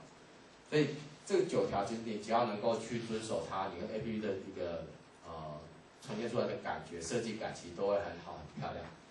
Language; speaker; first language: Chinese; native; Chinese